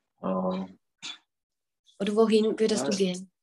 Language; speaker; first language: German; non-native, fluent; Czech